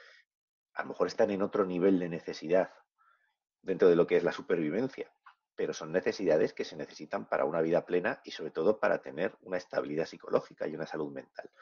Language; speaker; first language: Spanish; native; Spanish